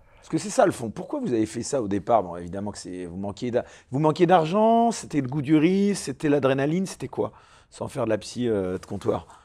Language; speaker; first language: French; native; French